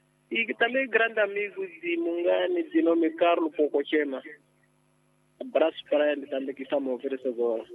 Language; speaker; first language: Portuguese; non-native, local second language; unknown